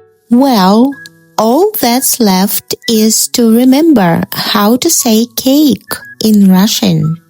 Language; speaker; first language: English; non-native, fluent; Russian